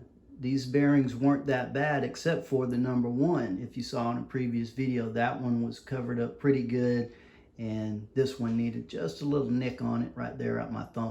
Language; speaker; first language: English; native; English